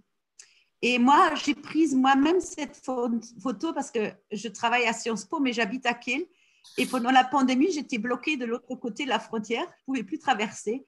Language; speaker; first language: French; non-native, fluent; German